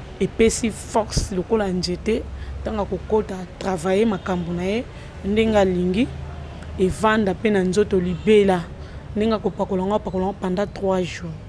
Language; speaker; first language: Lingala; native; Lingala